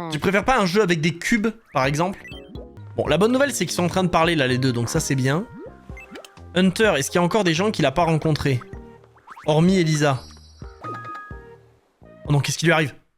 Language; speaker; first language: French; native; French